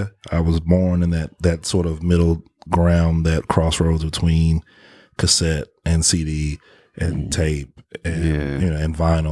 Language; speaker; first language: English; native; English